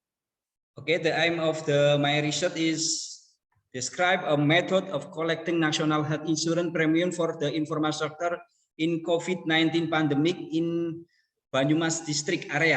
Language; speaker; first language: English; non-native, learner; Indonesian